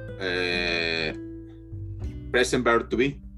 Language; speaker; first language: English; non-native, learner; Spanish